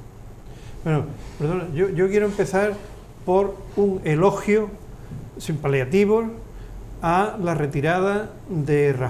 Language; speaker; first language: Spanish; native; Spanish